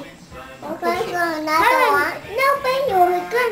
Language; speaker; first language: Chinese; early bilingual, heritage; Chinese